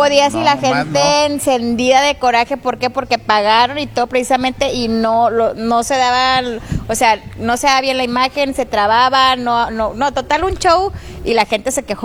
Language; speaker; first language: Spanish; native; Spanish